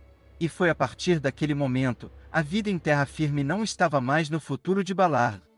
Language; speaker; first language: Portuguese; native; Portuguese